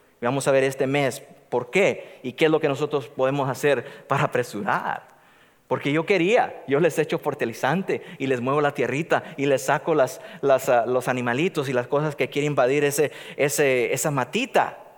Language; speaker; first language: Spanish; native; Spanish